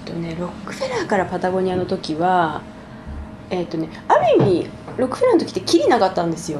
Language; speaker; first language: Japanese; native; Japanese